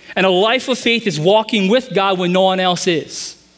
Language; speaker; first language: English; native; English